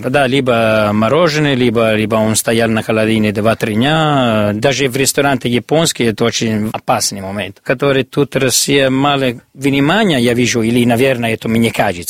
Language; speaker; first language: Russian; non-native, learner; Italian